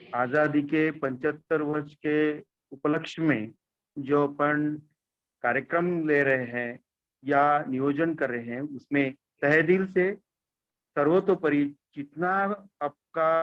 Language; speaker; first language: Hindi; non-native, local second language; Marathi